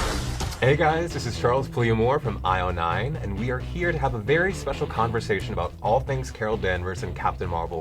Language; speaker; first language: English; native; English